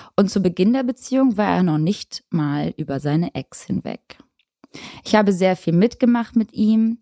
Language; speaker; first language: German; early bilingual, other home language; Albanian